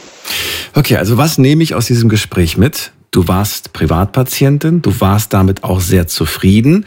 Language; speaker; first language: German; native; German